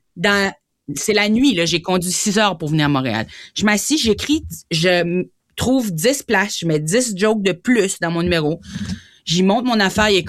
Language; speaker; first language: French; native; French